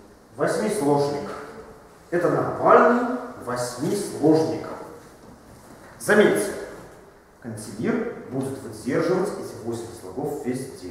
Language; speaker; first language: Russian; native; Russian